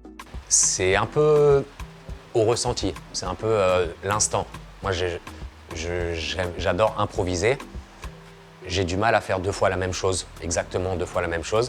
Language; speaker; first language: French; native; French